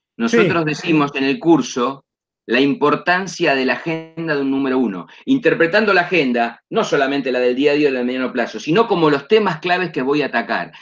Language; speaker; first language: Spanish; native; Spanish